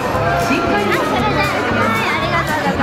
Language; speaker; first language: Japanese; native; Japanese